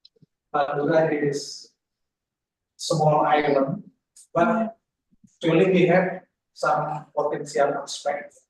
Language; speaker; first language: English; non-native, fluent; Indonesian